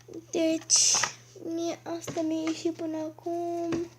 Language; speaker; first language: Romanian; native; Romanian